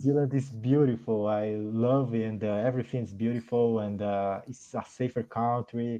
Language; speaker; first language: English; non-native, learner; Portuguese